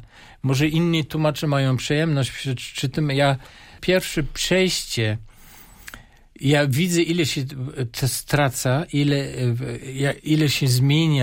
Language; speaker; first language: Polish; non-native, fluent; German